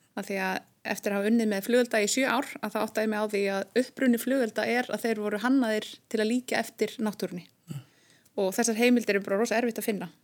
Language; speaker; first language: Icelandic; native; Icelandic